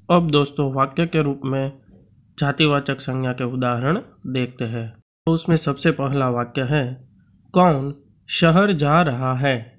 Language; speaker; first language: Hindi; non-native, local second language; Gujarati